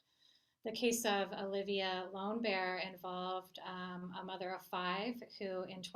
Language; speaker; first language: English; native; English